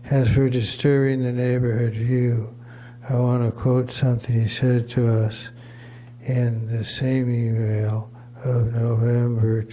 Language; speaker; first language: English; native; English